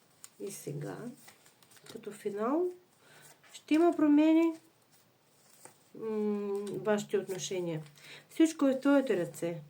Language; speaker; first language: Bulgarian; non-native, fluent; Russian